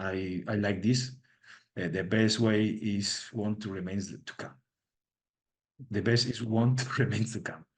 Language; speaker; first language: English; non-native, learner; Spanish